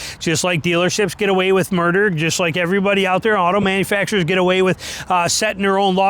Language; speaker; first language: English; native; English